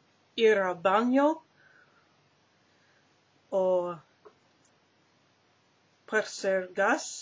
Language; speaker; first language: Spanish; non-native, learner; English